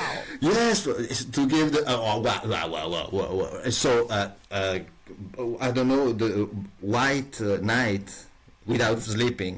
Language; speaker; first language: English; non-native, learner; Italian